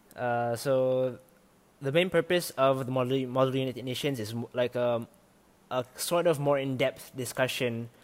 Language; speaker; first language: English; non-native, local second language; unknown